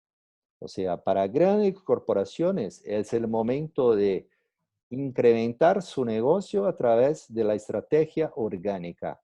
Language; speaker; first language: Spanish; non-native, fluent; Portuguese